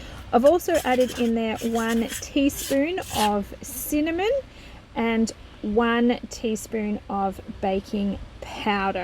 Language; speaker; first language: English; native; English